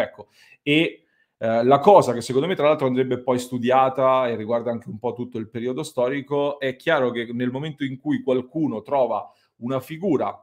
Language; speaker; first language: Italian; native; Italian